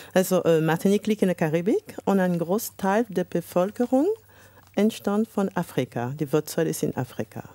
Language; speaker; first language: German; non-native, fluent; French